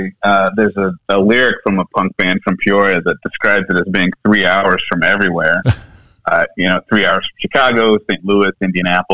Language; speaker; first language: English; native; English